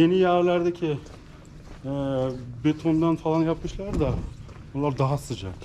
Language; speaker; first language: Turkish; non-native, learner; Persian